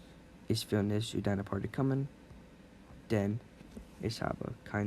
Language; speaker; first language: German; non-native, learner; English